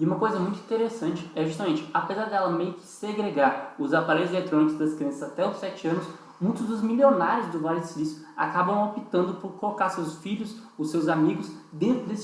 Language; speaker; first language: Portuguese; native; Portuguese